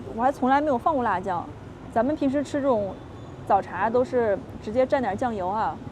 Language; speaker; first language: Chinese; native; Chinese